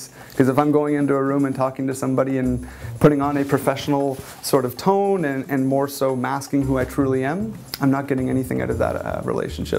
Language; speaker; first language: English; native; English